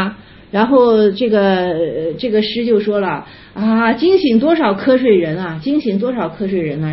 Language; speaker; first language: Chinese; native; Chinese